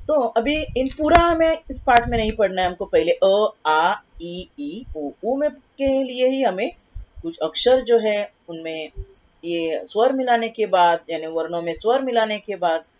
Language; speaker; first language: Hindi; non-native, local second language; Marathi